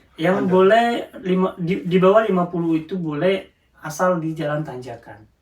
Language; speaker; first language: Indonesian; native; Indonesian